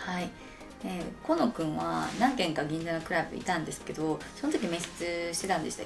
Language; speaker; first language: Japanese; native; Japanese